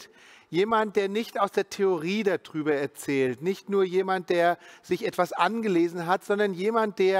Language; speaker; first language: German; native; German